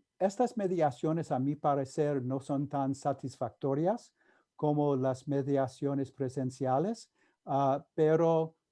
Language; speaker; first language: Spanish; non-native, fluent; English